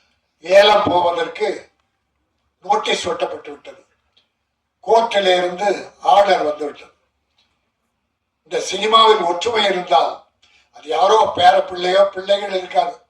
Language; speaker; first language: Tamil; native; Tamil